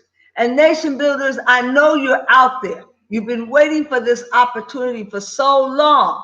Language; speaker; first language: English; native; English